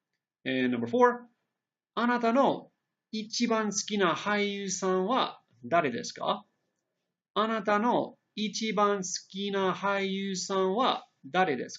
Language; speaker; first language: Japanese; non-native, fluent; English